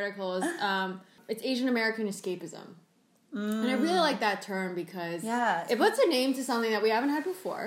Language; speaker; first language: English; early bilingual, other home language; Cantonese